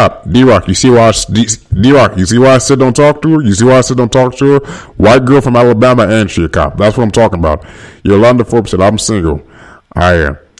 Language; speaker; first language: English; native; English